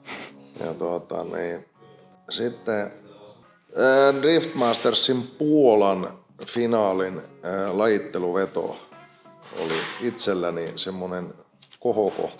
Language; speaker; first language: Finnish; native; Finnish